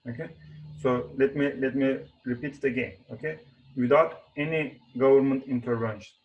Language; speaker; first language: English; non-native, fluent; Turkish